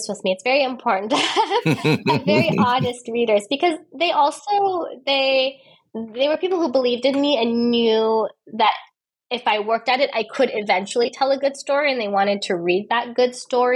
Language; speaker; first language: English; native; English